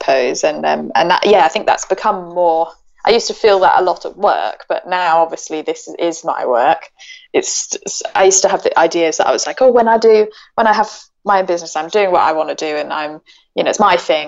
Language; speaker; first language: English; native; English